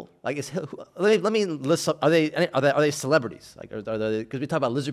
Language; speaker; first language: English; native; English